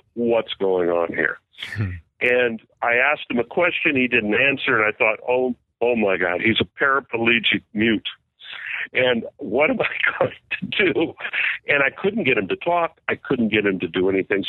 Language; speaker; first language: English; native; English